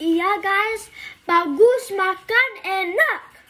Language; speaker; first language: Indonesian; early bilingual, heritage; English